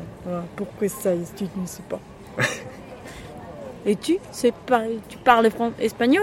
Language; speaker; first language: French; non-native, learner; Spanish